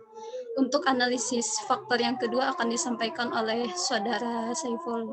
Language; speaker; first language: Indonesian; native; Indonesian